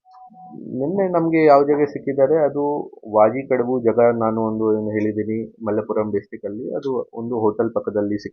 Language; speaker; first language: Kannada; non-native, fluent; Hindi